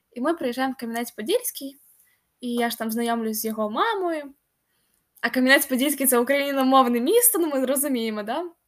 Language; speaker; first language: Ukrainian; non-native, local second language; Russian